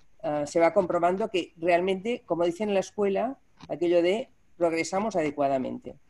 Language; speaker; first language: Spanish; native; Spanish